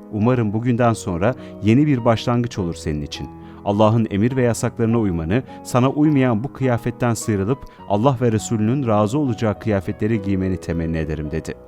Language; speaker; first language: Turkish; native; Turkish